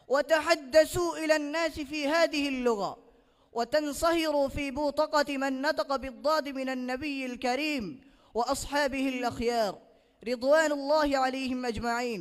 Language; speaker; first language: Arabic; non-native, learner; Bangla